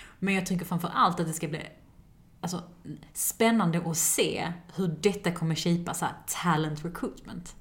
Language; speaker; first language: Swedish; early bilingual, other home language; Persian